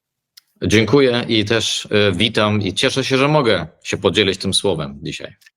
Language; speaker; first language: Polish; early bilingual, heritage; Polish